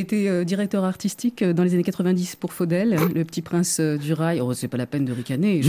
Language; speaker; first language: French; native; French